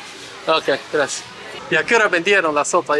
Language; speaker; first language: Spanish; early bilingual, heritage; English